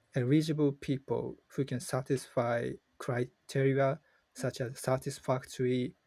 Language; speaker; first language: English; non-native, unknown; Japanese